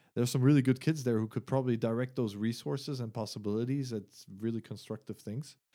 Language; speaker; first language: English; non-native, fluent; German